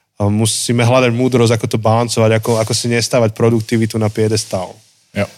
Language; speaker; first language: Slovak; native; Slovak